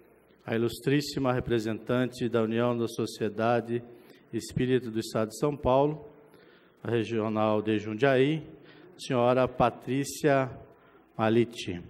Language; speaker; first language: Portuguese; native; Portuguese